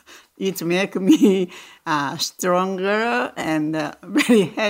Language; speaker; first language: English; non-native, learner; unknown